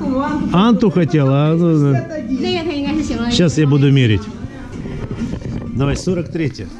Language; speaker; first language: Russian; native; Russian